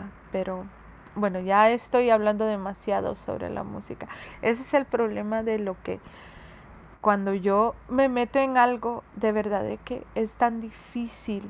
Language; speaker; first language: Spanish; early bilingual, heritage; Spanish